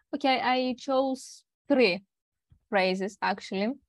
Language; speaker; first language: English; non-native, learner; Greek